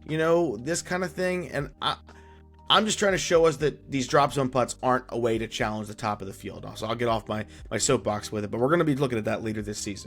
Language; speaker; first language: English; native; English